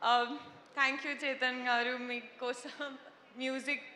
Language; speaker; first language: Telugu; non-native, learner; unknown